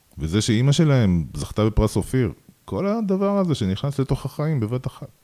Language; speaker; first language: Hebrew; early bilingual, other home language; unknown